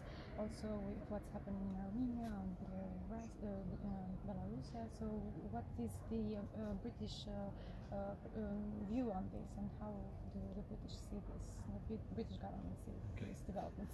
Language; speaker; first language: English; non-native, local second language; Albanian